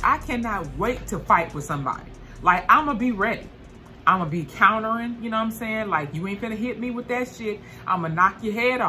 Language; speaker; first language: English; native; English